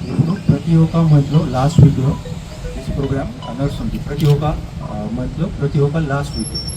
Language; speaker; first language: Telugu; non-native, learner; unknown